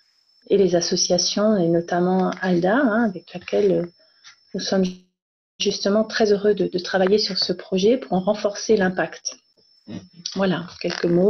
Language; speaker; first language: French; native; French